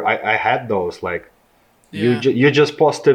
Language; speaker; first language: English; non-native, fluent; Ukrainian